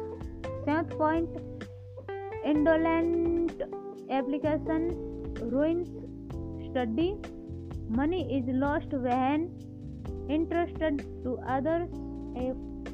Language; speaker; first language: English; non-native, local second language; Hindi